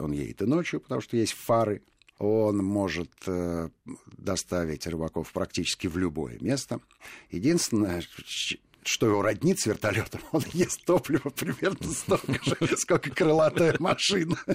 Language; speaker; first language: Russian; native; Russian